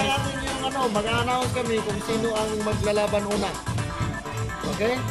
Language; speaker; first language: Filipino; non-native, local second language; Cebuano